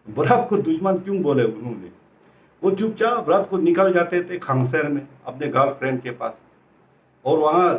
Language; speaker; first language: Hindi; native; Hindi